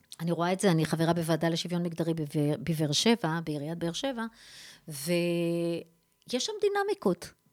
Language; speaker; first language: Hebrew; native; Hebrew